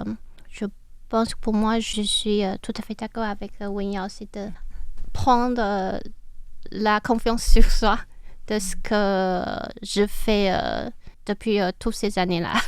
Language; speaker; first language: French; non-native, fluent; Chinese